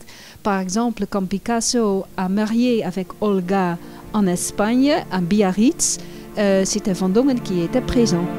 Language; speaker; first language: French; non-native, fluent; Dutch